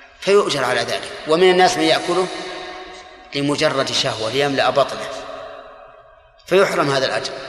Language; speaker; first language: Arabic; native; Arabic